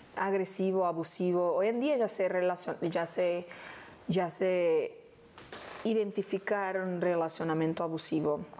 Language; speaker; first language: Spanish; non-native, fluent; Portuguese